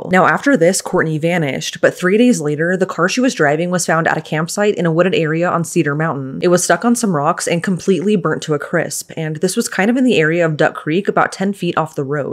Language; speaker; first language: English; native; English